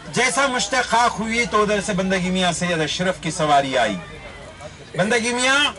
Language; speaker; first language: Urdu; native; Urdu